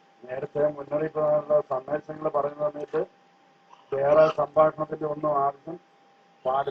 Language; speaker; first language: Malayalam; native; Malayalam